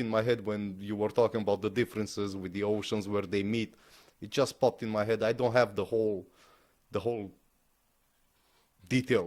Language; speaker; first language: English; non-native, fluent; Romanian